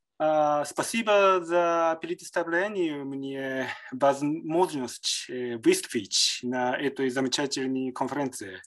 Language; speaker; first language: Russian; non-native, learner; Japanese